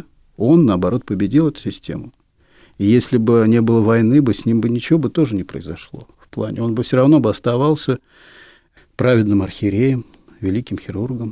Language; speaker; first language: Russian; native; Russian